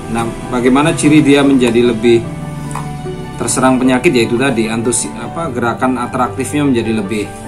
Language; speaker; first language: Indonesian; native; Indonesian